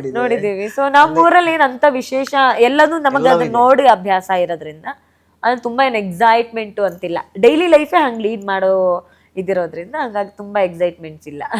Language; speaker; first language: Kannada; native; Kannada